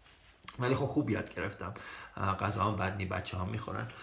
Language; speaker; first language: Persian; early bilingual, heritage; Persian